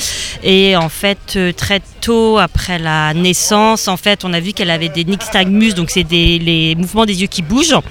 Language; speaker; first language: French; native; French